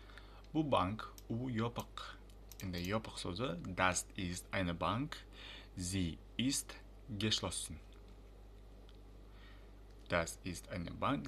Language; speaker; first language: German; non-native, fluent; Uzbek